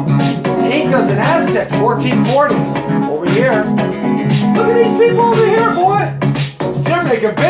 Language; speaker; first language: English; native; English